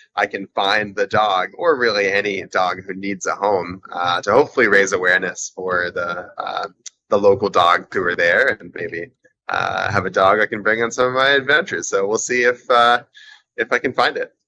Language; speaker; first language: English; native; English